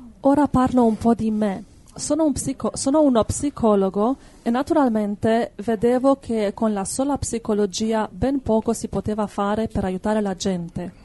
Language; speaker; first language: Italian; non-native, fluent; Hungarian